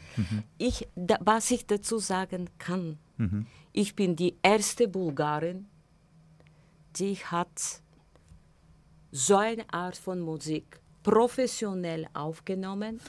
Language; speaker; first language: German; non-native, fluent; Bulgarian